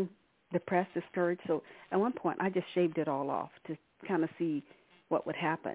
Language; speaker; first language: English; native; English